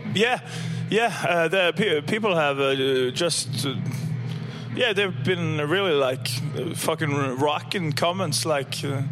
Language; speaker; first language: English; non-native, fluent; Norwegian